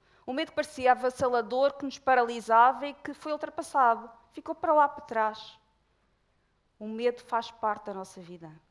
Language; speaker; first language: Portuguese; native; Portuguese